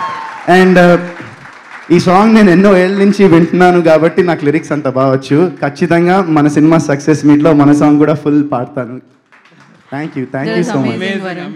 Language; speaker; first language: Telugu; native; Telugu